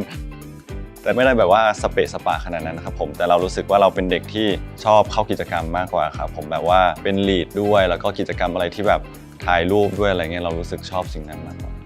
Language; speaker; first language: Thai; native; Thai